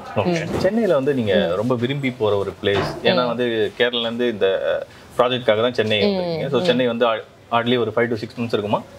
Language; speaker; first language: Tamil; native; Tamil